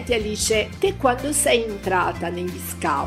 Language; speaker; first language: Italian; native; Italian